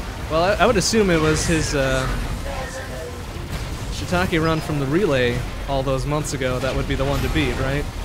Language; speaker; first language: English; native; English